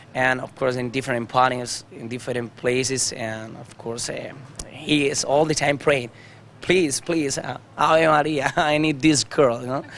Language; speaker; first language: English; non-native, learner; Spanish